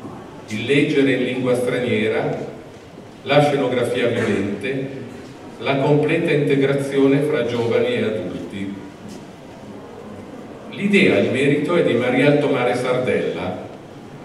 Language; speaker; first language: Italian; native; Italian